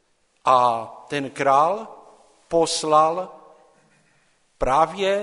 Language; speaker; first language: Czech; non-native, local second language; Polish